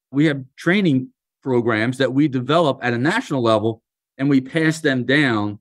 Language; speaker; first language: English; native; English